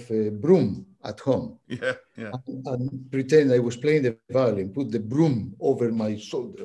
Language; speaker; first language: English; non-native, fluent; Spanish